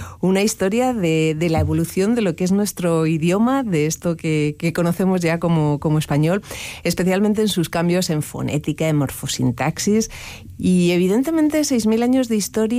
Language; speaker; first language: Spanish; native; Spanish